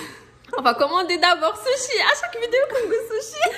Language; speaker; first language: French; non-native, local second language; Arabic